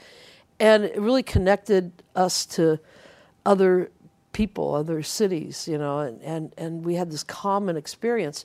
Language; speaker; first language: English; native; English